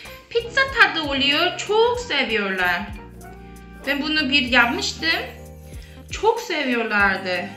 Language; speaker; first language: Turkish; non-native, fluent; Korean